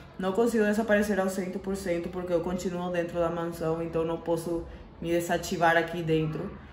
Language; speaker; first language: Portuguese; non-native, fluent; Spanish